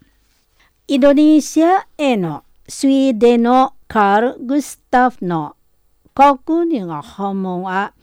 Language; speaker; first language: Japanese; non-native, fluent; Indonesian